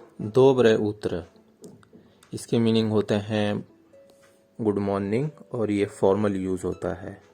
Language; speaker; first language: Hindi; native; Hindi